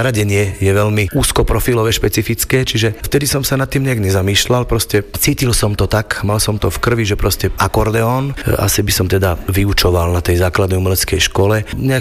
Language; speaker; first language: Slovak; native; Slovak